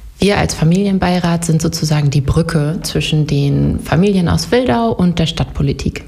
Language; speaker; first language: German; native; German